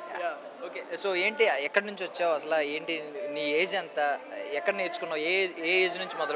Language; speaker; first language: Telugu; native; Telugu